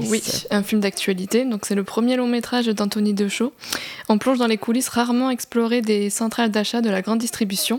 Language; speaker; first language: French; native; French